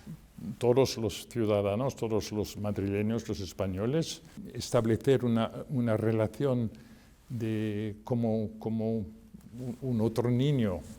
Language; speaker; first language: Spanish; non-native, fluent; French